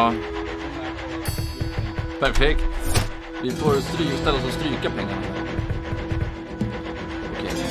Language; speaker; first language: Swedish; native; Swedish